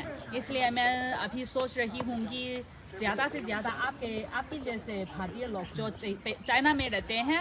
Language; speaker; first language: Hindi; non-native, fluent; Chinese